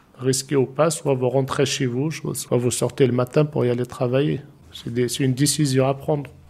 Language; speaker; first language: French; non-native, local second language; Arabic